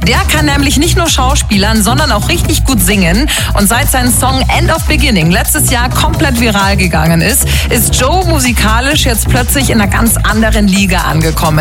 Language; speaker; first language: German; native; German